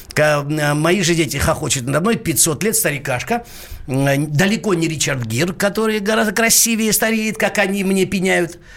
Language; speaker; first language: Russian; non-native, local second language; Georgian